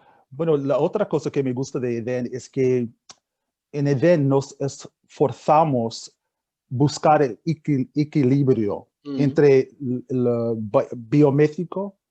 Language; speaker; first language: Spanish; non-native, fluent; English